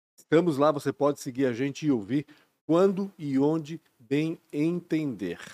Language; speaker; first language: Portuguese; native; Portuguese